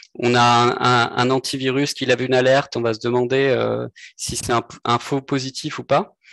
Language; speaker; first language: French; native; French